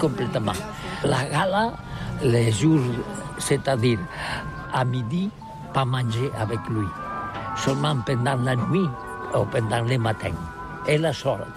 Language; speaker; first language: French; non-native, learner; Catalan